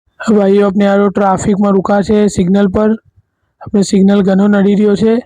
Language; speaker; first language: Gujarati; non-native, local second language; Urdu